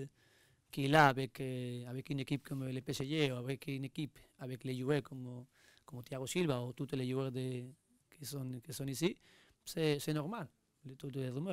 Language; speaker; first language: French; non-native, learner; Spanish